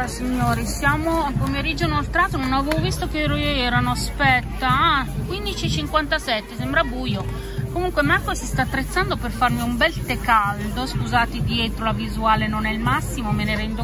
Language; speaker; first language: Italian; native; Italian